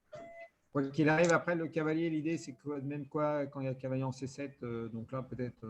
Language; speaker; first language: French; native; French